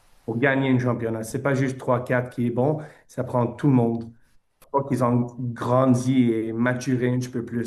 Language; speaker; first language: French; non-native, fluent; English